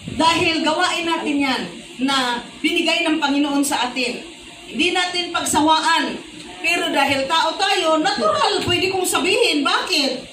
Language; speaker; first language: Filipino; non-native, local second language; Cebuano